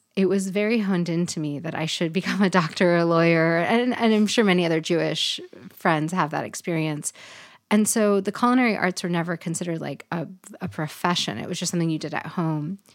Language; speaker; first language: English; native; English